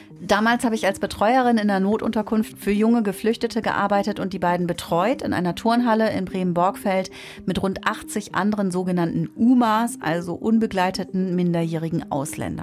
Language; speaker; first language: German; native; German